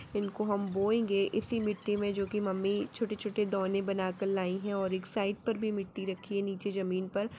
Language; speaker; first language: Hindi; native; Hindi